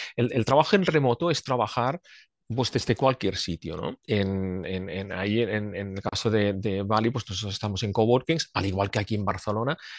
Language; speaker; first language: Spanish; non-native, fluent; Swiss German